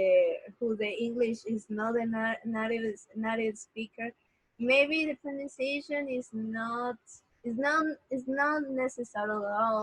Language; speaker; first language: English; non-native, learner; Spanish